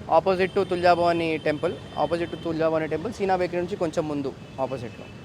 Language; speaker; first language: Telugu; native; Telugu